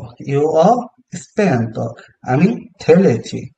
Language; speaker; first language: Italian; non-native, fluent; Bangla